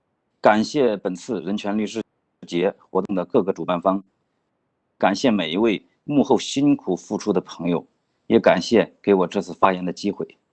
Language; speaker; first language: Chinese; native; Chinese